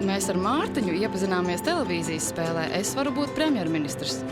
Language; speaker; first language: Latvian; native; Latvian